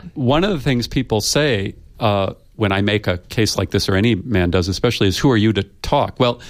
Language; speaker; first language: English; native; English